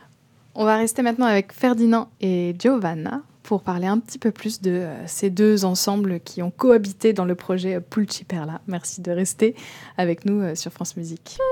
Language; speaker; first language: French; native; French